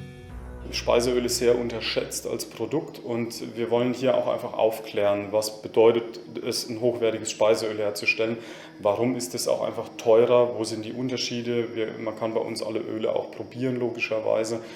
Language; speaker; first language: German; native; German